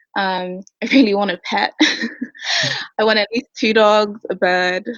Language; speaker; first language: English; native; English